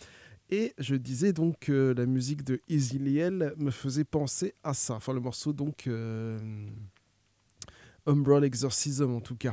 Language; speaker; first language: French; native; French